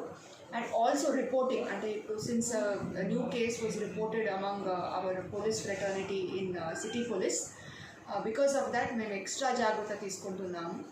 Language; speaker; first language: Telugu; native; Telugu